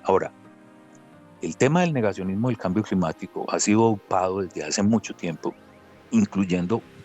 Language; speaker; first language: Spanish; native; Spanish